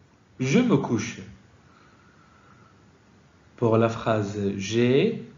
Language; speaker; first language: French; non-native, fluent; Arabic